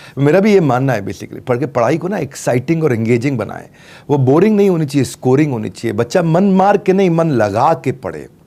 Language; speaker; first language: Hindi; native; Hindi